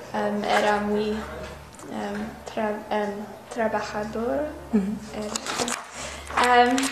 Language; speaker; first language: Spanish; non-native, learner; English